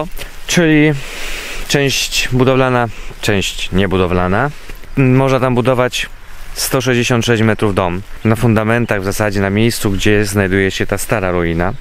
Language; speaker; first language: Polish; native; Polish